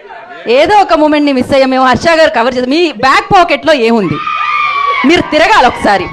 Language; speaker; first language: Telugu; native; Telugu